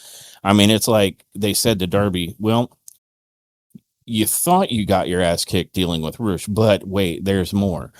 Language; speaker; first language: English; native; English